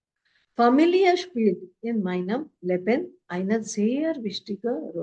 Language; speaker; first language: German; non-native, fluent; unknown